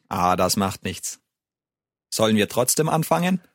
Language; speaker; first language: German; non-native, fluent; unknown